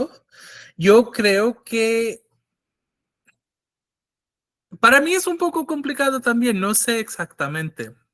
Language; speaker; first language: Spanish; non-native, fluent; English